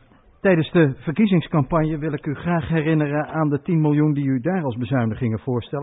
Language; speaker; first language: Dutch; native; Dutch